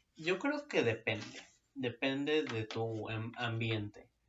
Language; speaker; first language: Spanish; native; Spanish